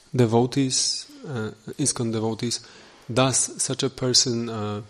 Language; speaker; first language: English; non-native, fluent; Polish